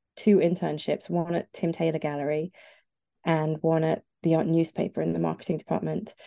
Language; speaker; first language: English; native; English